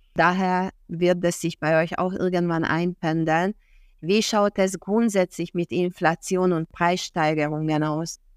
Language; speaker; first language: German; non-native, fluent; Hungarian